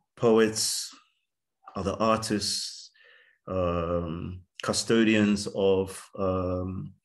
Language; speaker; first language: English; native; English